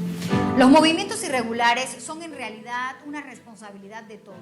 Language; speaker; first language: Spanish; native; Spanish